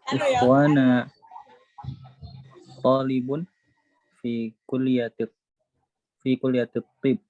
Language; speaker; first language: Arabic; non-native, learner; Indonesian